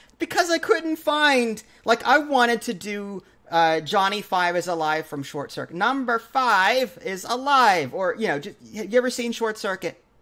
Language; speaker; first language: English; native; English